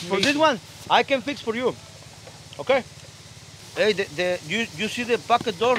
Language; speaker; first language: English; non-native, learner; Spanish